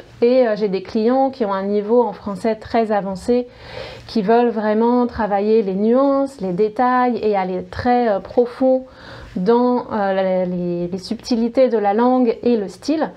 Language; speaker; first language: French; native; French